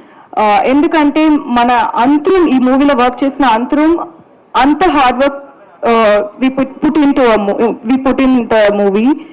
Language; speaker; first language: Telugu; non-native, learner; Tamil